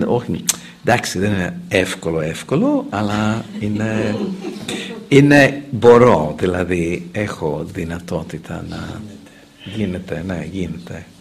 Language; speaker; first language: Greek; non-native, learner; English